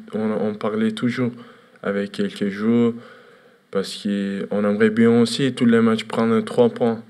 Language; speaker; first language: French; non-native, learner; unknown